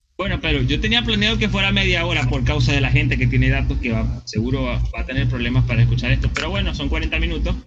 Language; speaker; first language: Spanish; native; Spanish